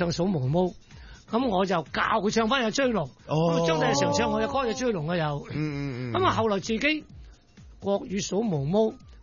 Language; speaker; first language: Cantonese; native; Cantonese